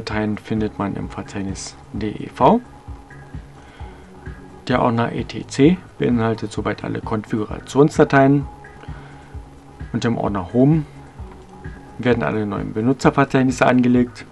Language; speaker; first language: German; native; German